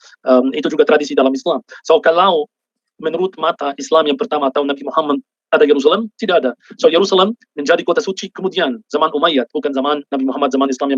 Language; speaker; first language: Indonesian; non-native, fluent; Arabic